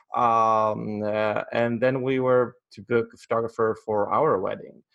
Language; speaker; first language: English; non-native, fluent; Polish